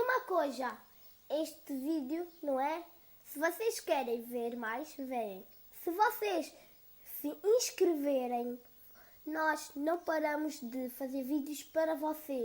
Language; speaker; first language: Portuguese; early bilingual, other home language; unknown